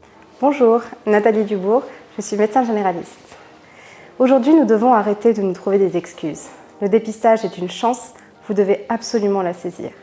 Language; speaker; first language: French; native; French